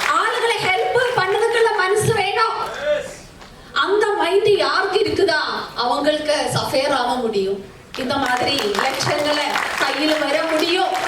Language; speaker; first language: Tamil; non-native, learner; Malayalam